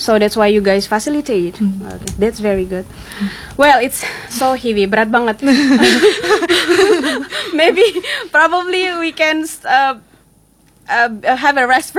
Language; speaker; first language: English; non-native, fluent; Indonesian